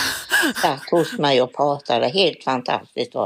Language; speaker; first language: Swedish; native; Swedish